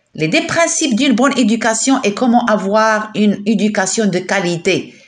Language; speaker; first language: French; non-native, local second language; Arabic